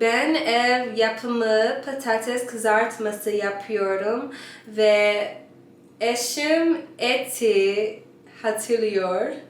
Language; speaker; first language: Turkish; non-native, learner; English